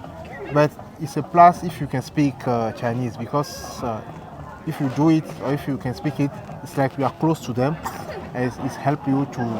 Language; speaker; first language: English; non-native, fluent; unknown